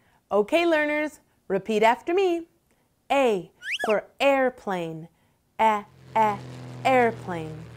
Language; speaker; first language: English; early bilingual, other home language; Spanish